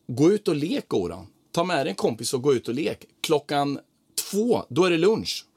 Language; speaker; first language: Swedish; non-native, fluent; Croatian